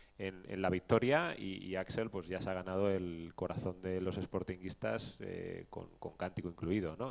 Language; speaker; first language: Spanish; native; Spanish